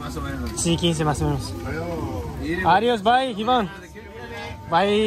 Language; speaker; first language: Spanish; non-native, learner; Japanese